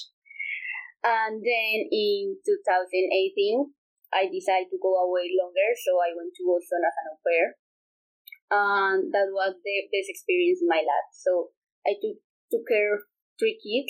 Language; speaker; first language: English; non-native, fluent; Spanish